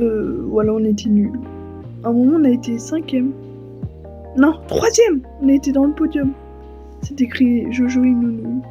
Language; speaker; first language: French; native; French